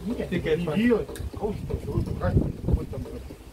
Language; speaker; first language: Russian; non-native, fluent; Lithuanian